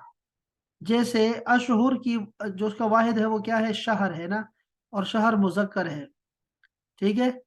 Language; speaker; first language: Urdu; native; Urdu